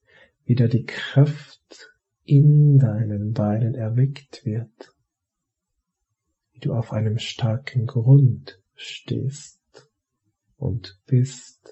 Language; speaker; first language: German; native; German